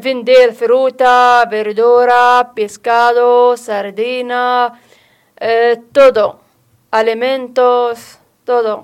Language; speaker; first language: Spanish; non-native, learner; Arabic